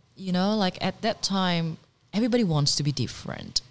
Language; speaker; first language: English; non-native, fluent; Indonesian